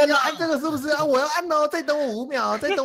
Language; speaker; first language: Chinese; native; Chinese